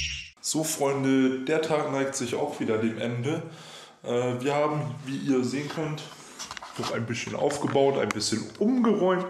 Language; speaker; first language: German; native; German